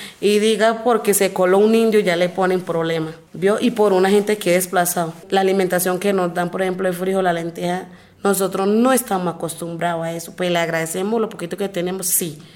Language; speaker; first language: Spanish; non-native, local second language; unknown